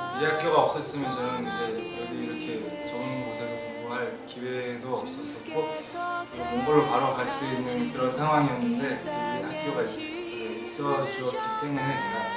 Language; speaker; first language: Korean; non-native, fluent; Mongolian